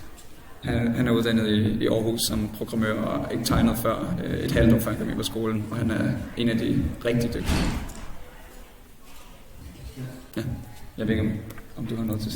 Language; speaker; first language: Danish; native; Danish